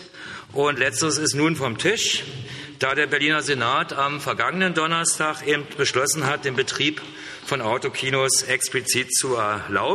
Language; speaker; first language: German; native; German